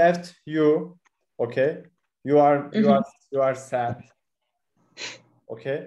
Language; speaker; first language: English; non-native, learner; Turkish